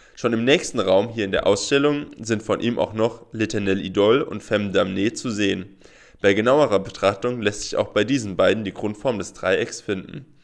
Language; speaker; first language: German; native; German